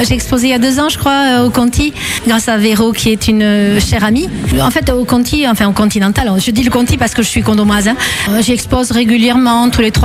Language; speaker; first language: French; native; French